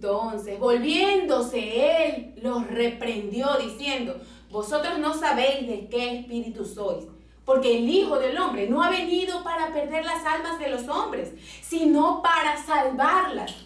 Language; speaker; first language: Spanish; native; Spanish